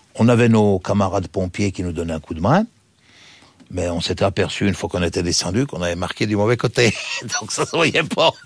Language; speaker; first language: French; native; French